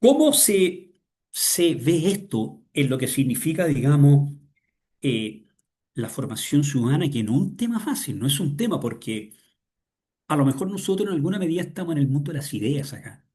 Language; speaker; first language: Spanish; native; Spanish